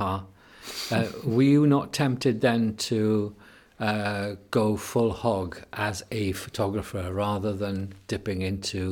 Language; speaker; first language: English; native; English